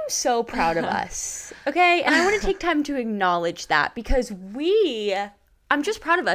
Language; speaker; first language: English; native; English